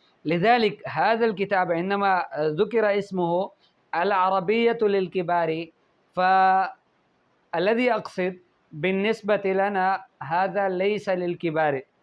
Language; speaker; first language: Arabic; non-native, fluent; Urdu